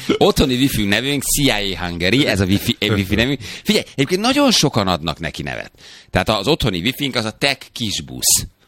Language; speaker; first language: Hungarian; native; Hungarian